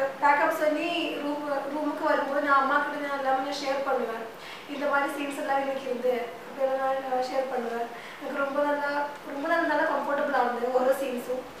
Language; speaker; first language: Tamil; non-native, learner; Malayalam